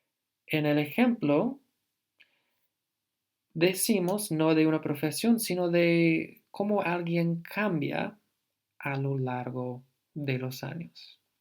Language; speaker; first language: Spanish; non-native, fluent; English